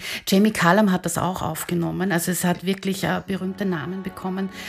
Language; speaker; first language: German; native; German